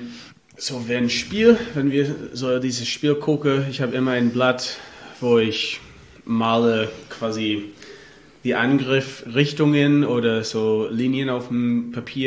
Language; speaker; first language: German; non-native, learner; English